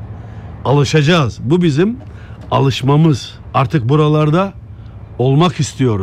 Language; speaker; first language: Turkish; native; Turkish